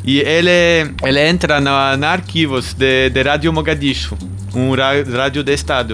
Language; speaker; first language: Portuguese; non-native, learner; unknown